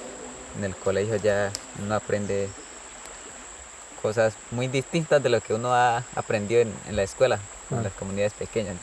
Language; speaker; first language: Spanish; non-native, local second language; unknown